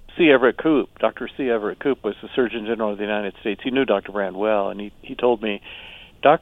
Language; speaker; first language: English; native; English